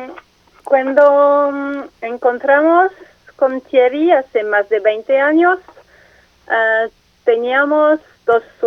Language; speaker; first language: Spanish; non-native, learner; French